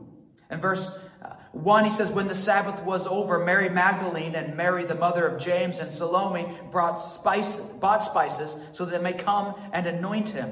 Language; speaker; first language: English; native; English